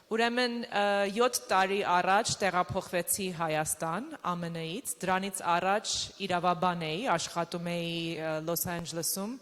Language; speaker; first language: Armenian; early bilingual, other home language; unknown